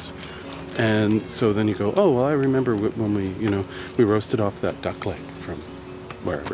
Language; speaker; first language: English; native; English